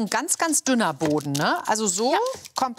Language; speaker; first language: German; native; German